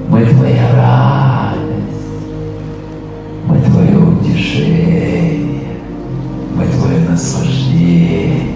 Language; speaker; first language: Russian; native; Russian